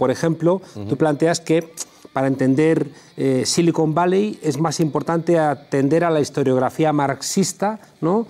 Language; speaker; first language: Spanish; native; Spanish